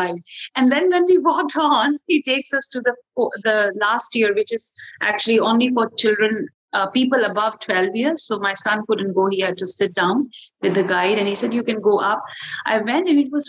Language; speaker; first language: English; non-native, local second language; Hindi